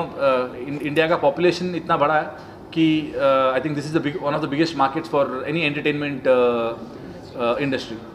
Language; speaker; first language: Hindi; non-native, local second language; Kannada